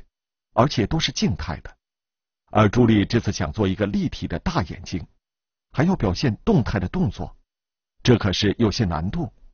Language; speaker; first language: Chinese; native; Chinese